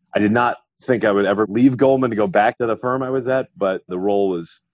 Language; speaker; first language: English; native; English